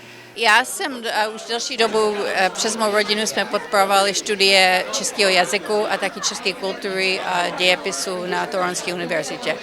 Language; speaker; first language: Czech; early bilingual, heritage; Czech